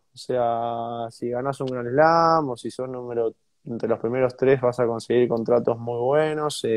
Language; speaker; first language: Spanish; native; Spanish